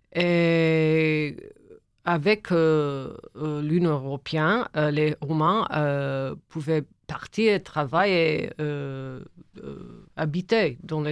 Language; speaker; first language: French; non-native, fluent; English